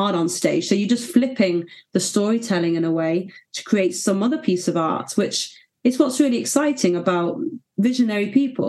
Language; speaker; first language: English; native; English